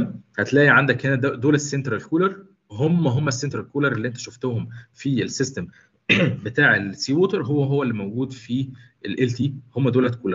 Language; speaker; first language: Arabic; native; Arabic